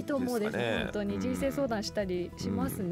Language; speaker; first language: Japanese; native; Japanese